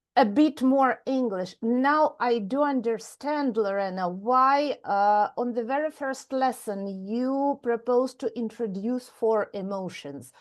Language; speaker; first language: English; non-native, fluent; Ukrainian